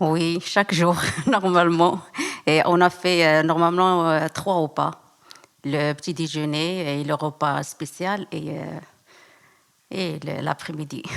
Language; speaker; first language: French; non-native, learner; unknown